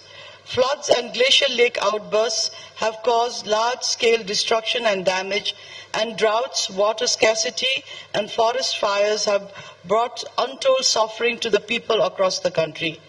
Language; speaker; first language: English; non-native, fluent; Nepali